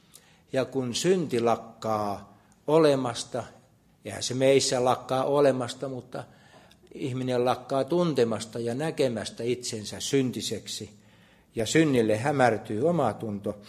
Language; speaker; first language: Finnish; native; Finnish